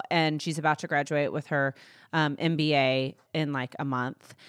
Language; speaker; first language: English; native; English